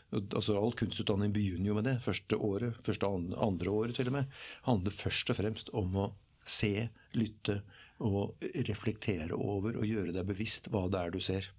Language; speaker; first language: Norwegian; native; Norwegian